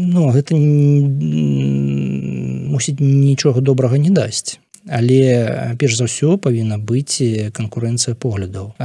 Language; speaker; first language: Belarusian; non-native, local second language; Russian